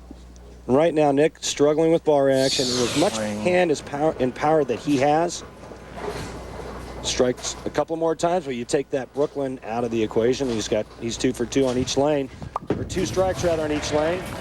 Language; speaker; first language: English; native; English